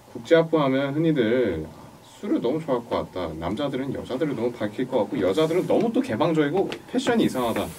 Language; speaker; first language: Korean; early bilingual, heritage; Korean